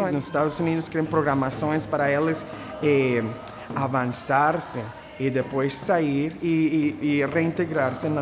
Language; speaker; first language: Portuguese; non-native, fluent; Spanish